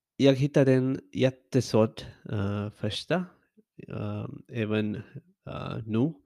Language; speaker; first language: Swedish; non-native, learner; English